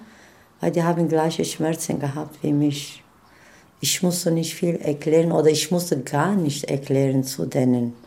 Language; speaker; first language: German; non-native, learner; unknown